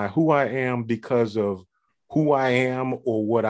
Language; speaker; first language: English; native; English